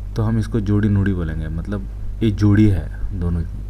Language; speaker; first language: Urdu; non-native, local second language; Kannada